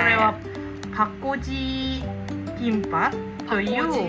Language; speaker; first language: Japanese; non-native, fluent; Korean